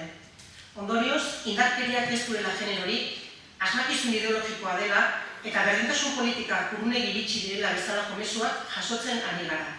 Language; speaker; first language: Basque; native; Basque